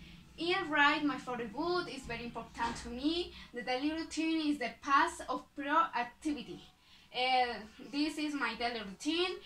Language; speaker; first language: English; non-native, learner; Spanish